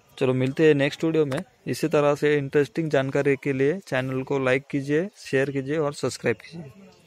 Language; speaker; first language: Hindi; non-native, local second language; Marathi